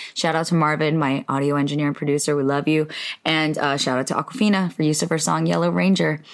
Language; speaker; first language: English; native; English